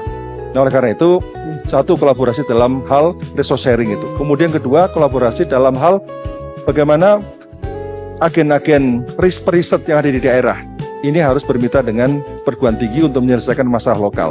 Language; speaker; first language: Indonesian; native; Indonesian